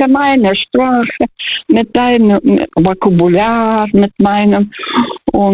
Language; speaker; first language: German; early bilingual, heritage; German